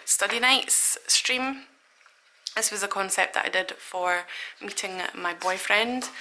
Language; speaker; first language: English; native; English